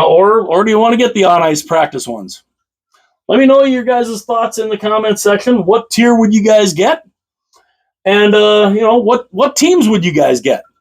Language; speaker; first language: English; native; English